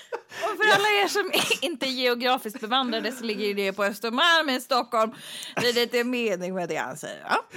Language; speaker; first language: Swedish; native; Swedish